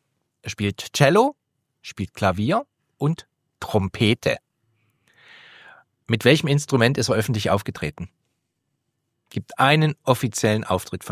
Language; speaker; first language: German; native; German